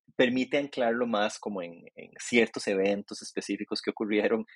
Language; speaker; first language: Spanish; native; Spanish